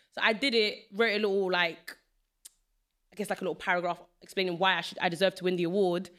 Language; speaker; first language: English; early bilingual, other home language; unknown